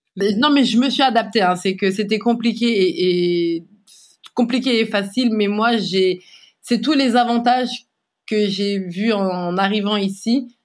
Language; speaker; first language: French; native; French